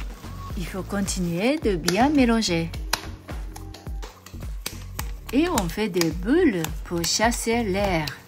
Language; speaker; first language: French; non-native, fluent; Japanese